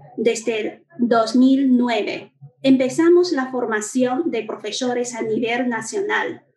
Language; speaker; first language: Spanish; non-native, fluent; Chinese